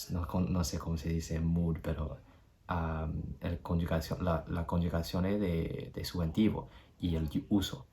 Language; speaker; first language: Spanish; non-native, learner; English